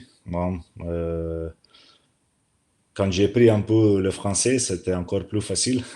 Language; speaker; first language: French; non-native, learner; Slovenian